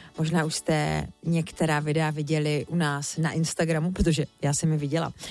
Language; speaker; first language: Czech; native; Czech